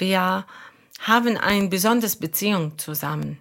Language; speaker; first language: German; non-native, learner; Arabic